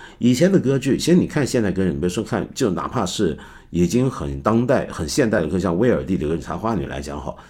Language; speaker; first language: Chinese; non-native, local second language; Cantonese